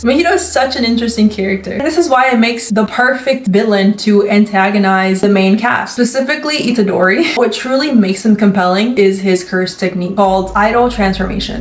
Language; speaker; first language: English; native; English